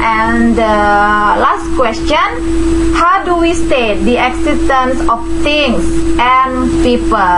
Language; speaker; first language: English; non-native, fluent; Indonesian